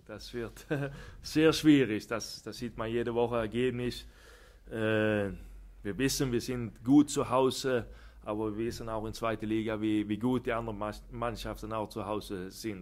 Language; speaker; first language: German; non-native, fluent; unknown